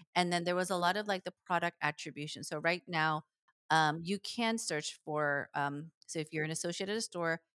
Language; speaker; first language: English; early bilingual, other home language; Korean